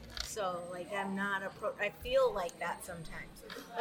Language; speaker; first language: English; native; English